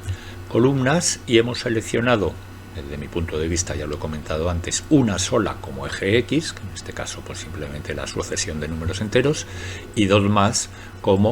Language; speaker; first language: Spanish; native; Spanish